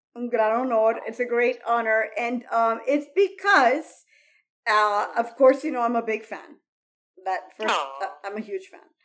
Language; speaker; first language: English; early bilingual, heritage; Spanish